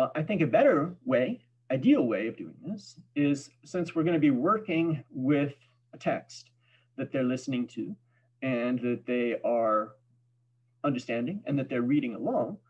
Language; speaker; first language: English; native; English